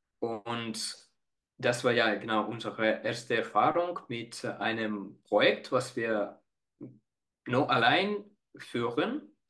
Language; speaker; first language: German; non-native, fluent; Estonian